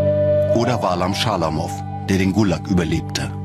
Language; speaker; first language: German; native; German